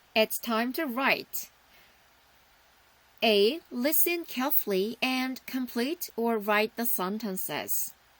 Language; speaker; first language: English; non-native, fluent; Korean